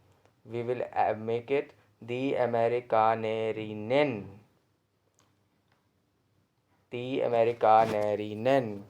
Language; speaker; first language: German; non-native, learner; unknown